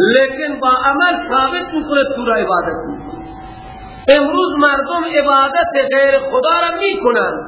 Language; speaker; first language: Persian; non-native, local second language; Baluchi